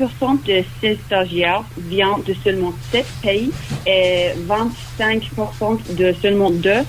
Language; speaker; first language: French; non-native, fluent; English